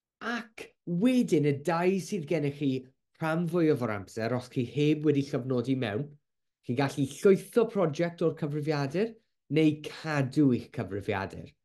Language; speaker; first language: Welsh; non-native, local second language; English